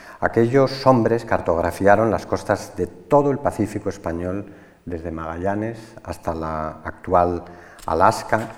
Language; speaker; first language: Spanish; native; Spanish